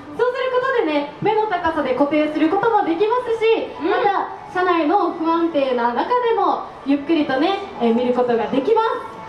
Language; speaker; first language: Japanese; native; Japanese